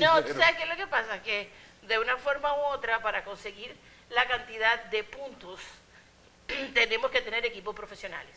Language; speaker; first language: Spanish; native; Spanish